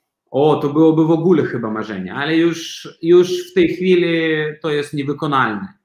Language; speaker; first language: Polish; non-native, fluent; Belarusian